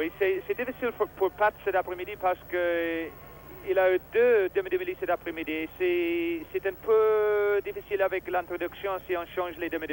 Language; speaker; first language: French; non-native, fluent; English